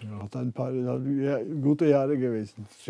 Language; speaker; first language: German; non-native, fluent; Norwegian